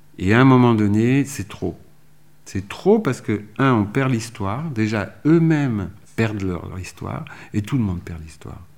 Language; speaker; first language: French; native; French